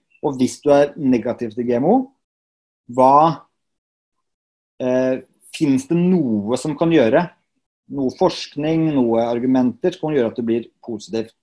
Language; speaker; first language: Norwegian; native; Norwegian